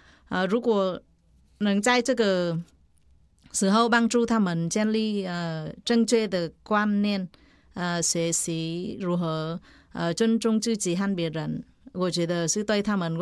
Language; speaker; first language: Chinese; non-native, fluent; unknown